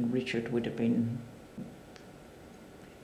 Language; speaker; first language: English; native; English